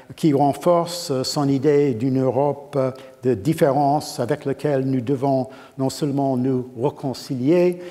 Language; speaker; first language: French; non-native, fluent; English